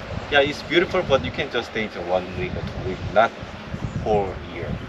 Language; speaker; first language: English; non-native, learner; Korean